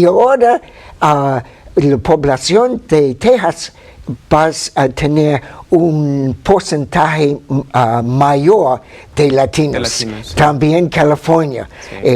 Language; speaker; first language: Spanish; non-native, fluent; English